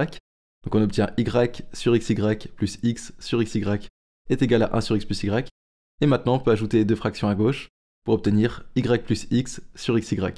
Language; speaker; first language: French; native; French